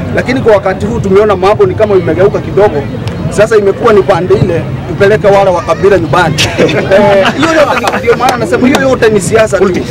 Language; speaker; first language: Swahili; non-native, local second language; Kikuyu